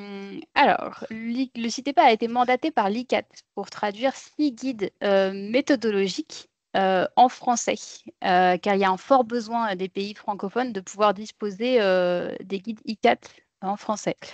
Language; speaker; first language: French; native; French